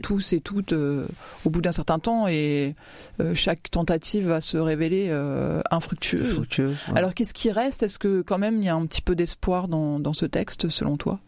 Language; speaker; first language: French; native; French